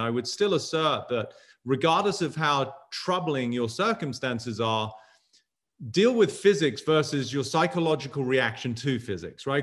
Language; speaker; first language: English; native; English